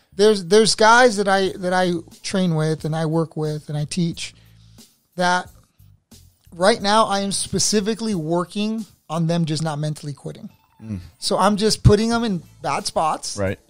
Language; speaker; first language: English; native; English